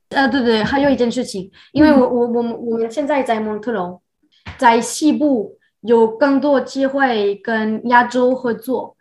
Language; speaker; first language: Chinese; non-native, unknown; French